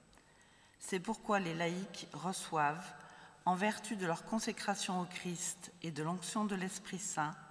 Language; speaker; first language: French; native; French